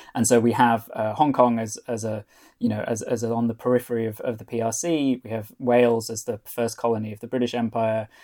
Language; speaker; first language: English; non-native, local second language; Welsh